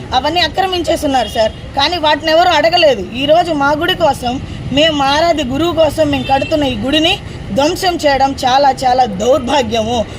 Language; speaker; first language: Telugu; non-native, local second language; Lambadi